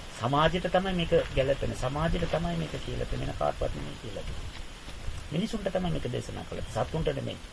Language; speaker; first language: Sinhala; non-native, fluent; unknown